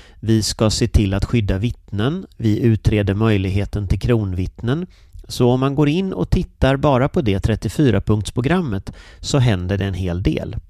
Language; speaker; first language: Swedish; native; Swedish